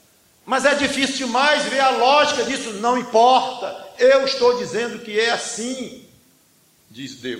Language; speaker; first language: Portuguese; native; Portuguese